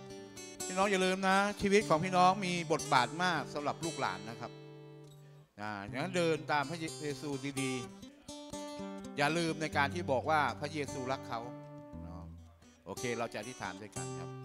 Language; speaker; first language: Thai; native; Thai